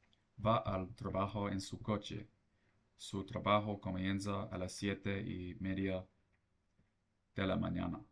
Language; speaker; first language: Spanish; non-native, learner; English